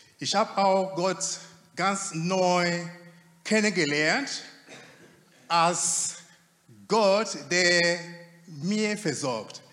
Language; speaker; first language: German; non-native, fluent; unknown